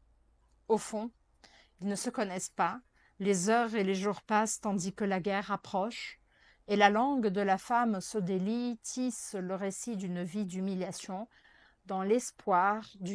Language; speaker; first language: French; non-native, fluent; Portuguese